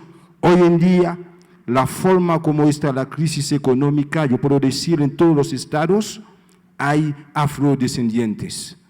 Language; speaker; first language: Spanish; non-native, fluent; Haitian Creole